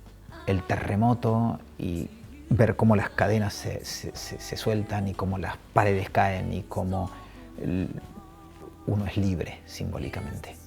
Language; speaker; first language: Spanish; native; Spanish